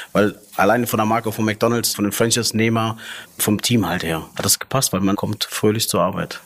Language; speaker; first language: German; early bilingual, other home language; Arabic